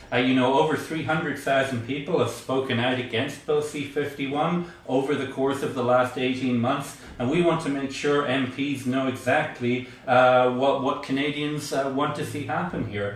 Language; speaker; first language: English; native; English